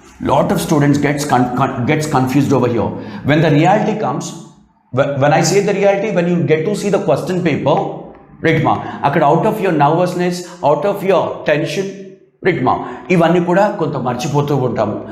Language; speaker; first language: English; non-native, local second language; Telugu